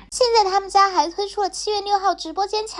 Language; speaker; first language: Chinese; native; Chinese